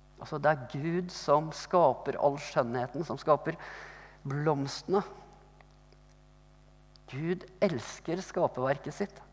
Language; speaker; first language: Norwegian; native; Norwegian